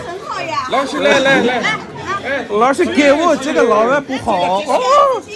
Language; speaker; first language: Chinese; non-native, learner; Urdu